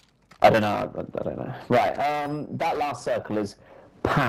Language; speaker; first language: English; native; English